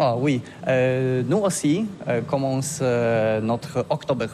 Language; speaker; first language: French; non-native, learner; Polish